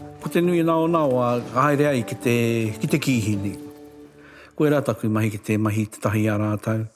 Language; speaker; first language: Māori; native; Māori